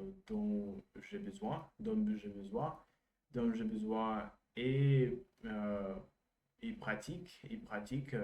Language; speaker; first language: French; non-native, learner; Russian